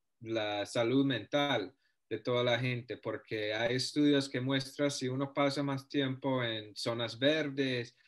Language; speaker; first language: Spanish; non-native, fluent; English